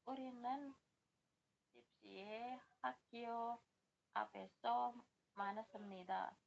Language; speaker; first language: Korean; non-native, learner; Indonesian